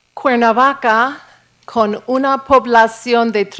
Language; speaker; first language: Spanish; non-native, fluent; English